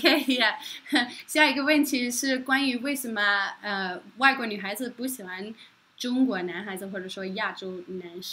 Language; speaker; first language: Chinese; non-native, fluent; Norwegian